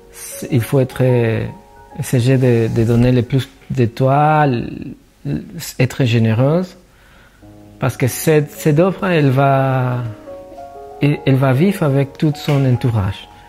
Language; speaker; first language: French; non-native, fluent; Spanish